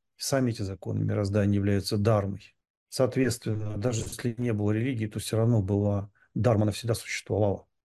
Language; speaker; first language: Russian; native; Russian